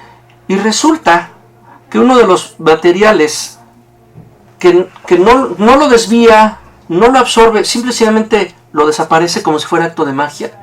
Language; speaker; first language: Spanish; native; Spanish